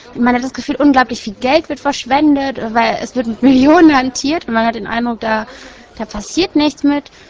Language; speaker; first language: German; native; German